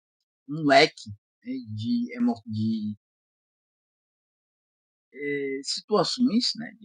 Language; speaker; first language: Portuguese; native; Portuguese